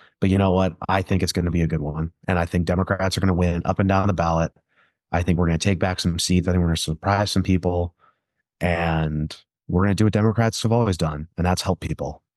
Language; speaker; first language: English; native; English